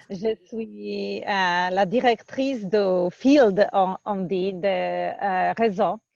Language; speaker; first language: French; non-native, fluent; Polish